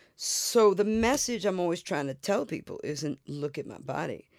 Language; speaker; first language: English; native; English